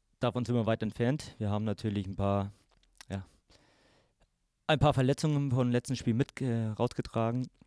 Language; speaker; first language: German; native; German